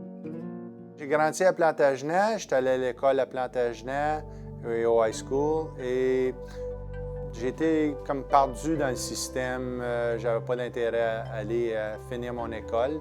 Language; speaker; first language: French; native; French